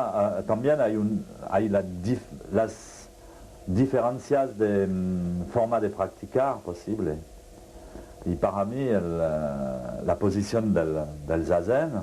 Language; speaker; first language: Spanish; non-native, fluent; French